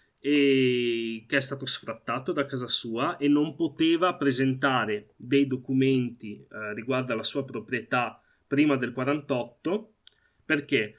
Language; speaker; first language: Italian; early bilingual, other home language; Arabic